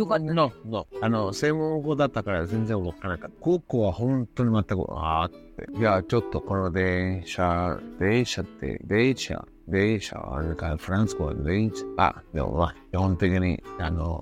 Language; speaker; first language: Japanese; non-native, learner; Spanish